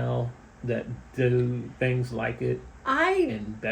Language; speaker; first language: English; native; English